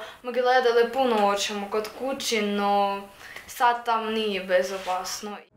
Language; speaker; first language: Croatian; non-native, learner; Ukrainian